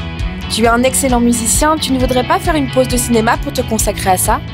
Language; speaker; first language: French; native; French